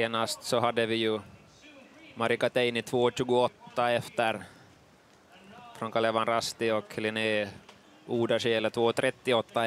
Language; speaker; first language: Swedish; native; Swedish